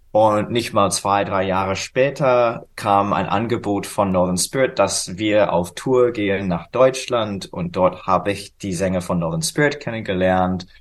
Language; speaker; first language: German; non-native, fluent; English